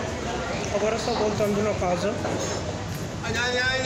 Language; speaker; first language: Portuguese; non-native, learner; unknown